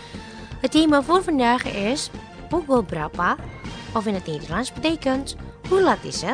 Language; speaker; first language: Dutch; non-native, learner; Indonesian